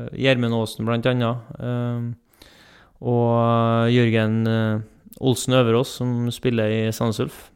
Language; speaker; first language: Norwegian; native; Norwegian